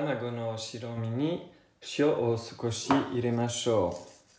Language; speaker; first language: Japanese; non-native, learner; Italian